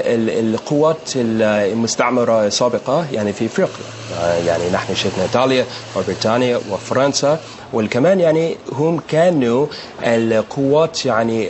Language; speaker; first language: Arabic; non-native, learner; English